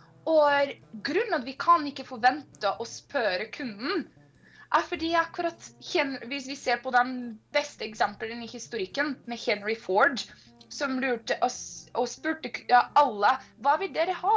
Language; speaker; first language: Norwegian; non-native, fluent; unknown